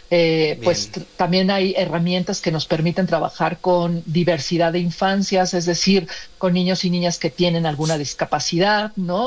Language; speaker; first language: Spanish; native; Spanish